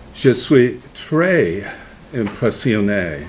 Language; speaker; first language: French; non-native, learner; English